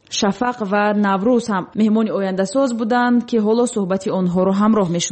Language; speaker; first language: Tajik; native; Tajik